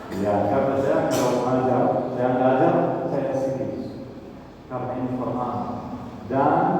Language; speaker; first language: Indonesian; non-native, learner; Arabic